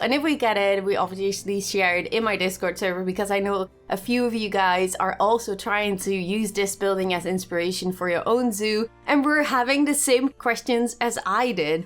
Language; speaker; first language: English; non-native, fluent; Dutch